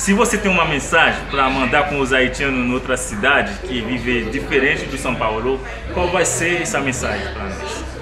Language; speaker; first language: Portuguese; non-native, fluent; Haitian Creole